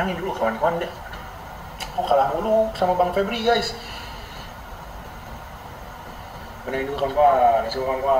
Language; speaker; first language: Indonesian; native; Indonesian